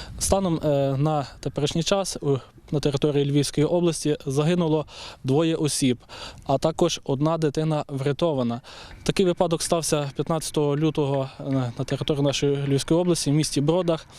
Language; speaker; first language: Ukrainian; native; Ukrainian